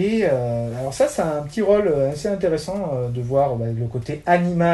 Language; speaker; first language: French; native; French